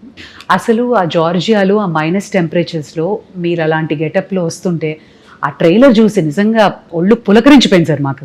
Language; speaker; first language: Telugu; native; Telugu